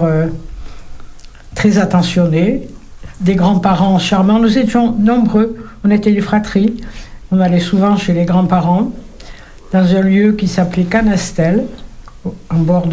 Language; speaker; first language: French; native; French